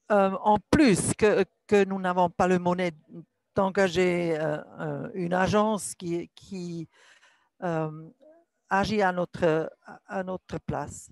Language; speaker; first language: French; non-native, local second language; German